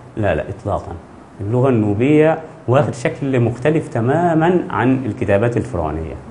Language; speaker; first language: Egyptian Arabic; non-native, local second language; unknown